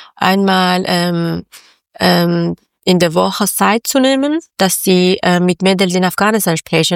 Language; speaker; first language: German; non-native, learner; Persian